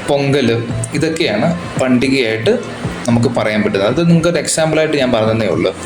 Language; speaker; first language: Malayalam; native; Malayalam